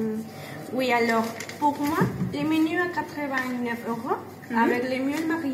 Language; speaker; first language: French; non-native, learner; Spanish